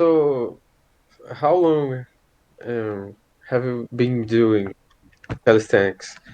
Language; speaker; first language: English; non-native, fluent; Portuguese